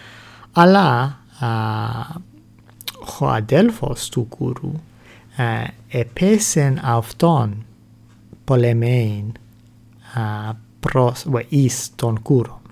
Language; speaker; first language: Greek; non-native, fluent; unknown